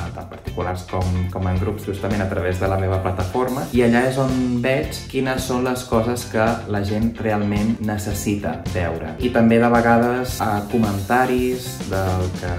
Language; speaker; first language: Catalan; native; Catalan